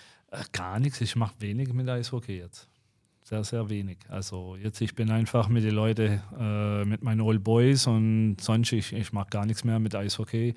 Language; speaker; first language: German; non-native, fluent; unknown